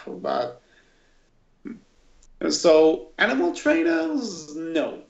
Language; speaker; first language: English; native; English